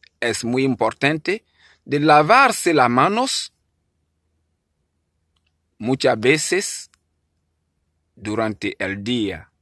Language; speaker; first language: Spanish; non-native, learner; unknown